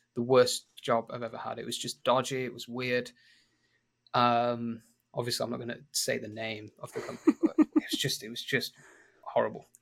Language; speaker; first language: English; native; English